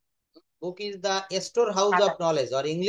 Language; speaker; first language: English; non-native, fluent; Bangla